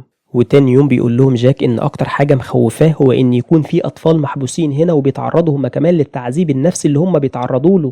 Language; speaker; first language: Arabic; native; Arabic